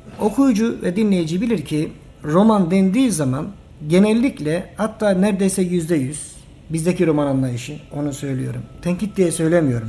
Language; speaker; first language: Turkish; native; Turkish